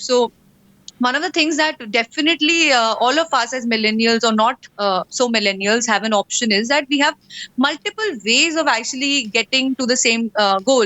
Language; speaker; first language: English; non-native, local second language; Hindi